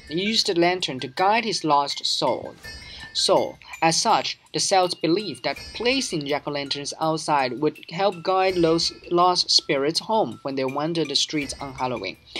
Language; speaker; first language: English; non-native, fluent; Chinese